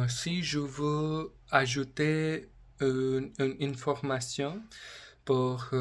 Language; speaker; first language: French; non-native, learner; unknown